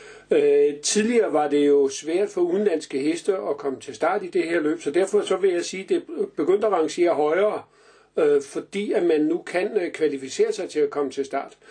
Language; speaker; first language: Danish; native; Danish